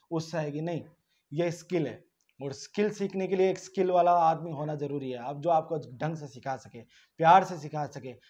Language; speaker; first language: Hindi; native; Hindi